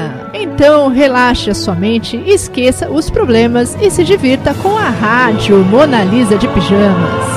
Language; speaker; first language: Portuguese; native; Portuguese